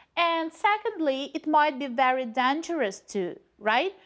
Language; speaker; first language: English; non-native, fluent; Ukrainian